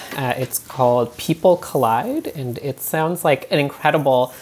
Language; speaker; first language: English; native; English